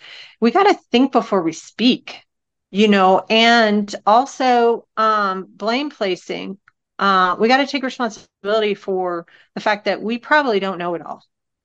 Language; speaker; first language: English; native; English